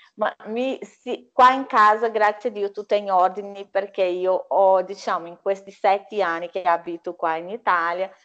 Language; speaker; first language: Italian; non-native, fluent; Portuguese